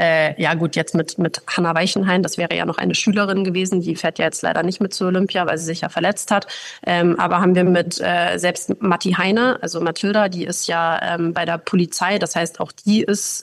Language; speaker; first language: German; native; German